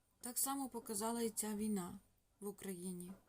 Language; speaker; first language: Ukrainian; non-native, local second language; Russian